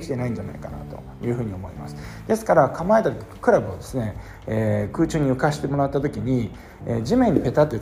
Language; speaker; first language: Japanese; native; Japanese